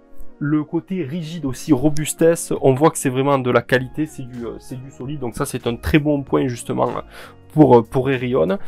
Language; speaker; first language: French; native; French